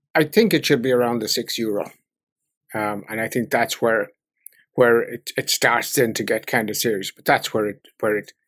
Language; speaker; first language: English; native; English